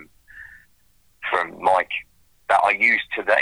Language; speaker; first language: English; native; English